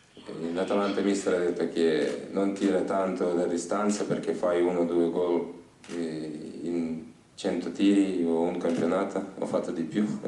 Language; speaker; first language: Italian; non-native, learner; Ukrainian